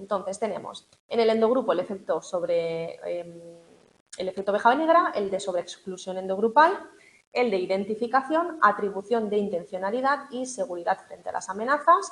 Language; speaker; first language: Spanish; native; Spanish